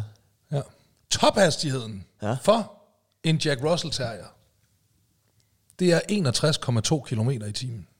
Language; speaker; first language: Danish; native; Danish